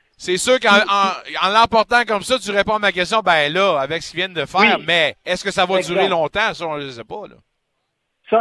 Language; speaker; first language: French; native; French